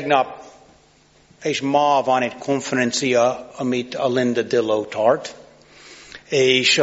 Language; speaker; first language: Hungarian; non-native, fluent; English